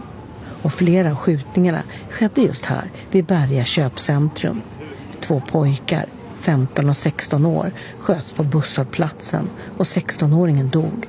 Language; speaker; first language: Swedish; native; Swedish